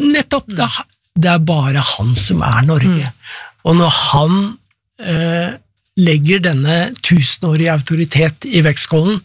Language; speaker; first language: Norwegian; native; Norwegian